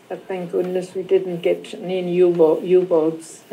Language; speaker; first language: English; non-native, fluent; German